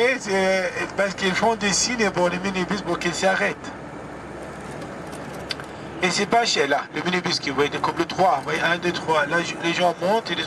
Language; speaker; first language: French; non-native, fluent; Arabic